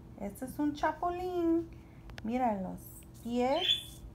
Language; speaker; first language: Spanish; early bilingual, heritage; Spanish